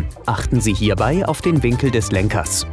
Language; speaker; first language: German; native; German